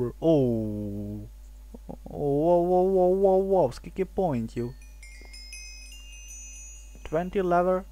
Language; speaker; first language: Ukrainian; native; Ukrainian